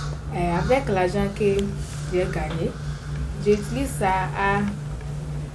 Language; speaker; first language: French; non-native, learner; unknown